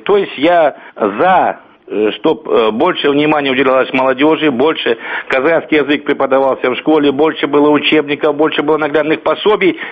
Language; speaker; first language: Russian; native; Russian